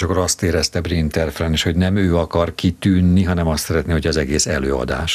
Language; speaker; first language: Hungarian; native; Hungarian